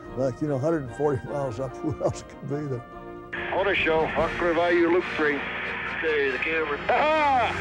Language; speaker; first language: English; native; English